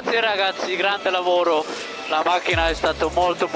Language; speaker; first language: Italian; non-native, learner; German